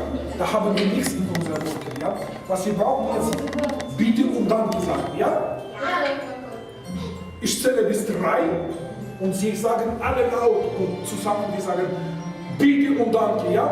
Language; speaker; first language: German; non-native, fluent; Russian